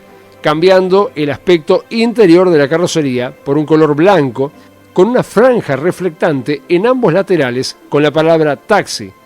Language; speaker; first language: Spanish; native; Spanish